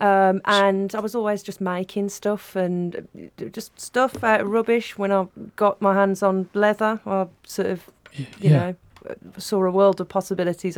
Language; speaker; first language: English; native; English